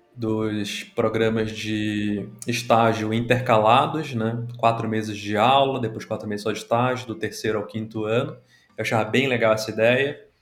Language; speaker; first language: Portuguese; native; Portuguese